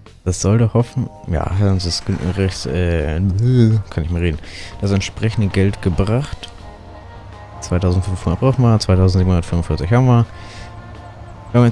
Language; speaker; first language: German; native; German